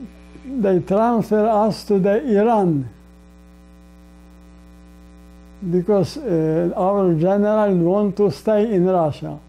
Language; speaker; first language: English; non-native, learner; Polish